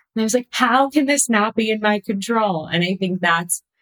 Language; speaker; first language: English; native; English